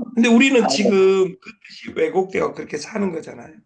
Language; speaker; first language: Korean; native; Korean